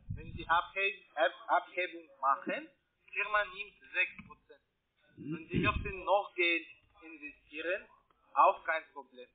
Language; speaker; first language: German; non-native, learner; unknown